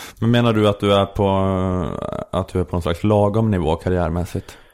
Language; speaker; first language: Swedish; native; Swedish